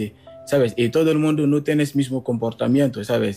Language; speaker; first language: Spanish; non-native, fluent; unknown